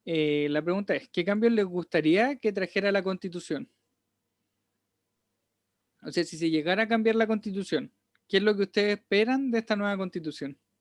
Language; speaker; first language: Spanish; native; Spanish